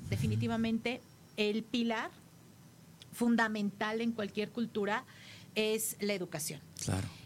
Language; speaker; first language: Spanish; native; Spanish